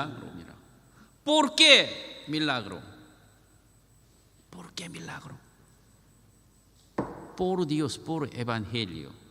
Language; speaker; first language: Spanish; non-native, learner; Korean